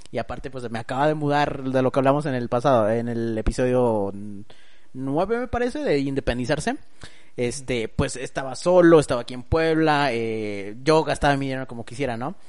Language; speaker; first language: Spanish; early bilingual, heritage; Spanish